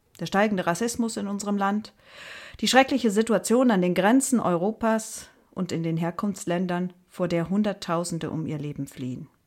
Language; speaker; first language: German; native; German